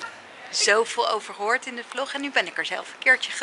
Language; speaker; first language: Dutch; native; Dutch